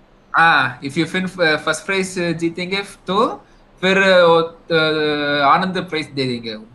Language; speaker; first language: Hindi; non-native, local second language; Tamil